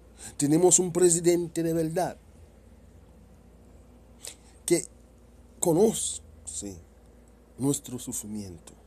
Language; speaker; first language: Spanish; non-native, fluent; Haitian Creole